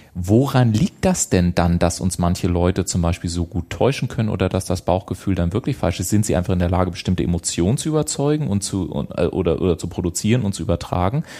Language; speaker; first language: German; native; German